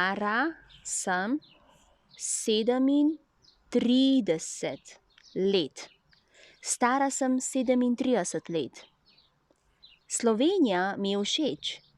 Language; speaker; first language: Slovenian; non-native, learner; Chinese